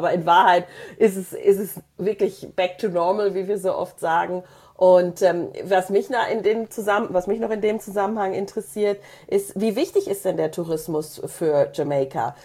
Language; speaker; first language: German; native; German